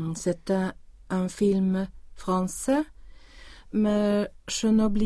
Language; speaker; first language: French; non-native, learner; Swedish